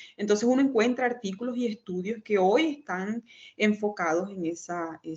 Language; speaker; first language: Spanish; native; Spanish